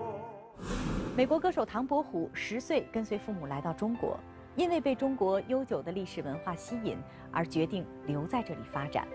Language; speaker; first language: Chinese; native; Chinese